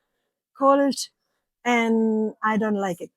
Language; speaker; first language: English; non-native, learner; Indonesian